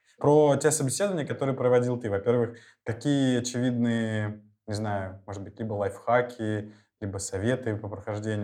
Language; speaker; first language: Russian; native; Russian